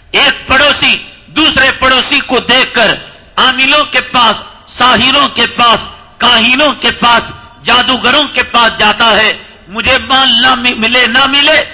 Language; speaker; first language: Urdu; native; Urdu